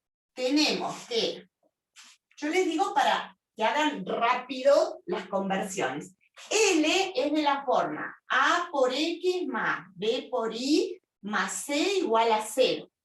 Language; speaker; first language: Spanish; native; Spanish